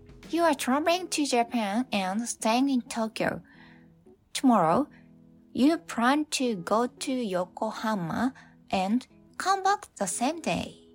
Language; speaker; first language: English; non-native, fluent; Japanese